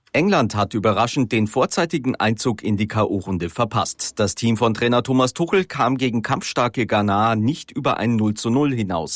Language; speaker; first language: German; native; German